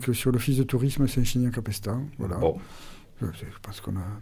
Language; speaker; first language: French; native; French